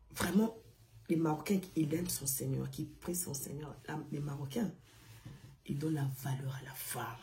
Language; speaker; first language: French; non-native, local second language; Arabic